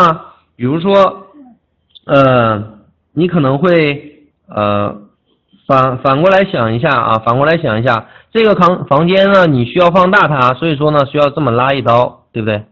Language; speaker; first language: Chinese; native; Chinese